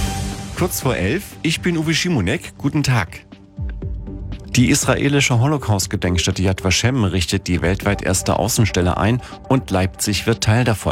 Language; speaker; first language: German; native; German